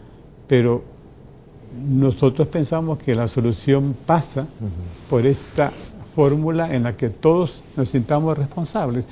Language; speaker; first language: Spanish; native; Spanish